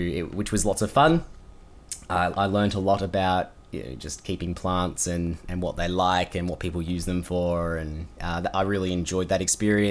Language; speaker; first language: English; native; English